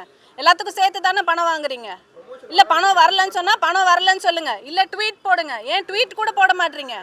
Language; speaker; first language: Tamil; native; Tamil